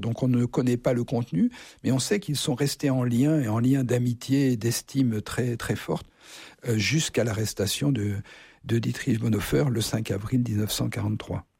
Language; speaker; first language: French; native; French